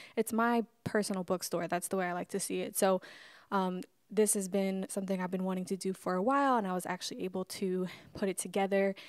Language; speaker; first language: English; native; English